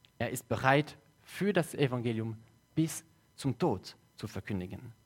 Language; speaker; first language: German; non-native, local second language; French